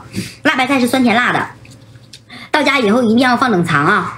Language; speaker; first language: Chinese; native; Chinese